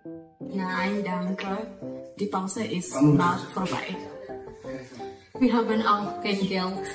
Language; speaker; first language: German; non-native, learner; Indonesian